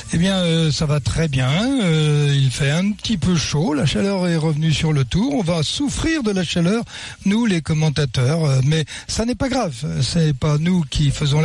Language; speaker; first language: French; native; French